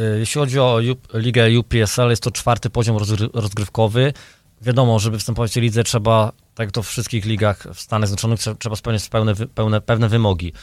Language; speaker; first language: Polish; native; Polish